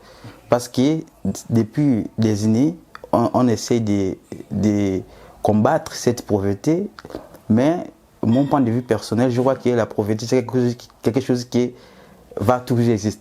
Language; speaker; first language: French; non-native, fluent; Portuguese